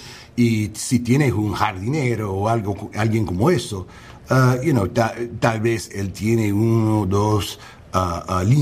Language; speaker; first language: Spanish; non-native, learner; English